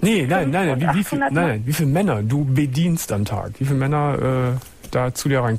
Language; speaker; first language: German; native; German